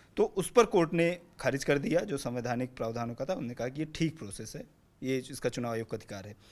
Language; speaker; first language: Hindi; native; Hindi